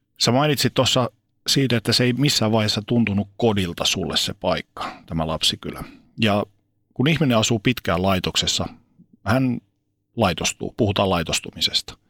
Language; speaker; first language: Finnish; native; Finnish